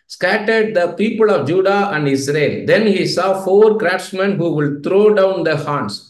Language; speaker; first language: English; non-native, local second language; Tamil